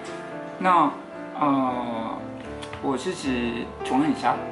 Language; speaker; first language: Chinese; non-native, fluent; Japanese